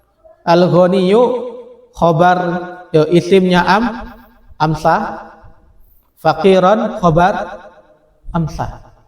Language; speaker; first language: Arabic; non-native, fluent; Indonesian